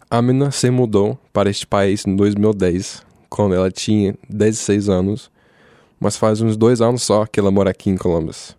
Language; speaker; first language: Portuguese; non-native, fluent; English